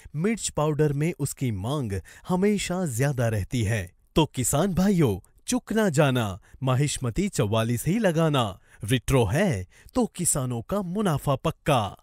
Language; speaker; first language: Hindi; native; Hindi